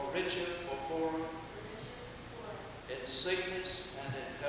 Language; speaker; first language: English; native; English